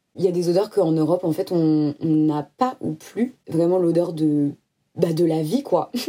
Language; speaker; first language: French; native; French